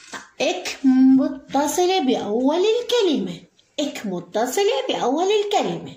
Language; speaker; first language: Arabic; native; Arabic